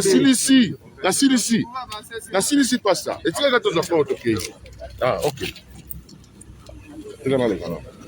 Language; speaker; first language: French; non-native, local second language; Lingala